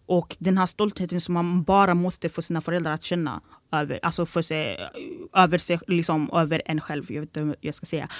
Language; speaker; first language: Swedish; early bilingual, other home language; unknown